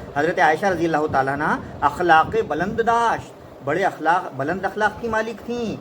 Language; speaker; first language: Urdu; native; Urdu